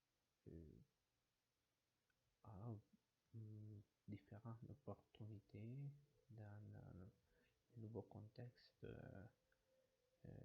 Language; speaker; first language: French; non-native, learner; Spanish